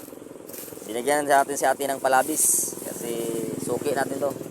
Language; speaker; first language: Filipino; non-native, local second language; Cebuano